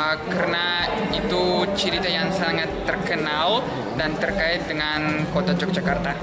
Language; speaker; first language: Indonesian; non-native, learner; Russian